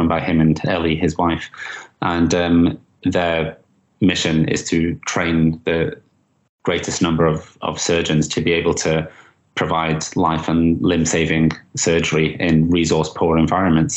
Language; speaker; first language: English; native; English